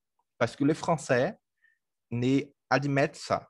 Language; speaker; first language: French; native; French